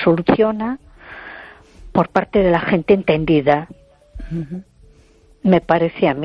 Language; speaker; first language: Spanish; native; Spanish